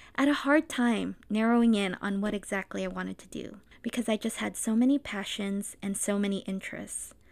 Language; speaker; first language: English; native; English